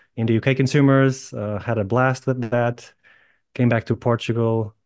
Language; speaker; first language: English; non-native, fluent; Portuguese